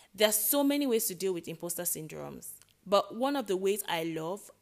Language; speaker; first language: English; non-native, local second language; Yoruba